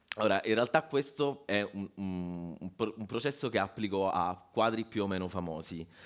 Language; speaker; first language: Italian; native; Italian